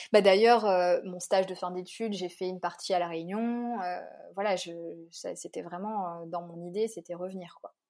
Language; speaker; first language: French; native; French